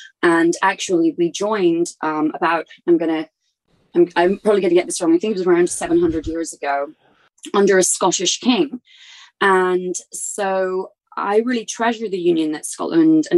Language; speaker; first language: English; native; English